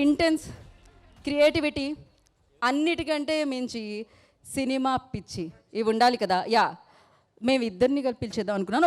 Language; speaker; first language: Telugu; native; Telugu